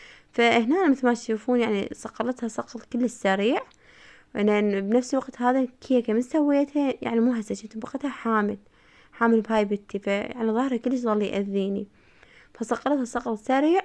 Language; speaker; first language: Arabic; native; Arabic